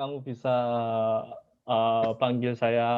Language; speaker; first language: Indonesian; non-native, learner; Korean